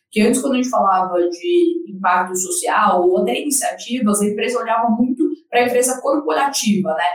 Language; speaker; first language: Portuguese; native; Portuguese